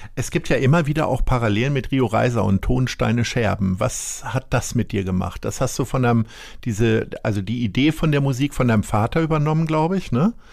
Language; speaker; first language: German; native; German